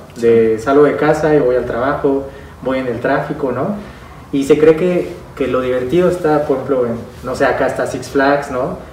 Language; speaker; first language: Spanish; native; Spanish